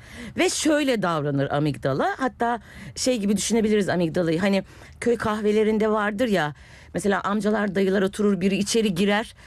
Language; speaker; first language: Turkish; native; Turkish